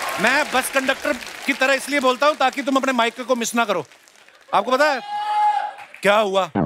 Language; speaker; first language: Hindi; non-native, local second language; Punjabi